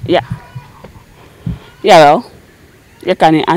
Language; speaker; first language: Dutch; non-native, local second language; Sranan Tongo